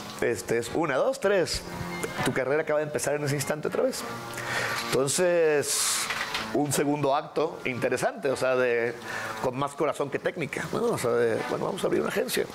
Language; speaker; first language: Spanish; native; Spanish